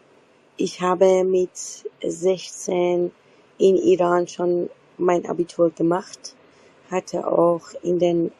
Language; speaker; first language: German; non-native, fluent; Persian